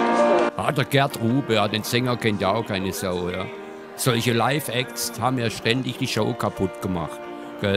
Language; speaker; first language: German; native; German